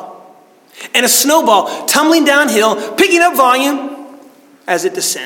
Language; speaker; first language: English; native; English